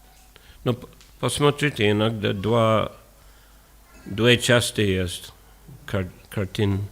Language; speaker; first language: Russian; non-native, learner; English